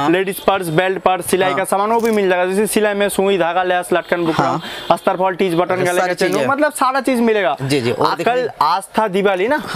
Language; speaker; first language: Hindi; non-native, local second language; Bangla